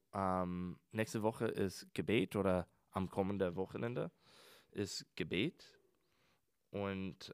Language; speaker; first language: German; non-native, learner; English